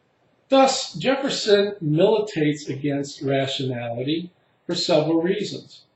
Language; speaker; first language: English; native; English